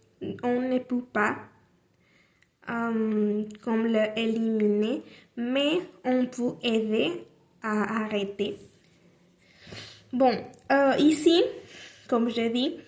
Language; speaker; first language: French; non-native, learner; Spanish